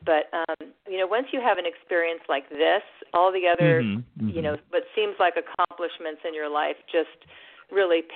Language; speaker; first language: English; native; English